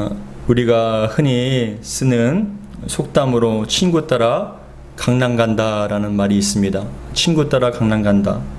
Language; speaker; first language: Korean; native; Korean